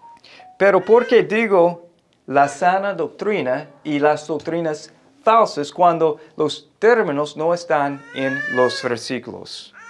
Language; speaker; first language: Spanish; non-native, fluent; English